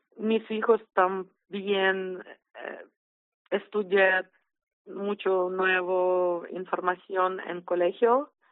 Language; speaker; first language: Spanish; non-native, learner; Ukrainian